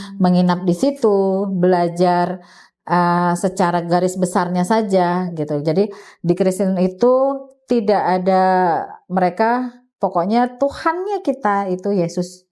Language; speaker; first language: Indonesian; native; Indonesian